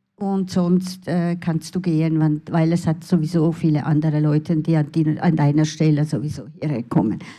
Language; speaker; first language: German; early bilingual, other home language; Italian